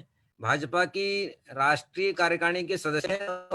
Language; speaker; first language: Hindi; native; Hindi